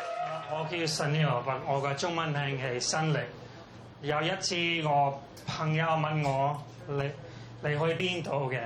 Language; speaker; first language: Chinese; non-native, local second language; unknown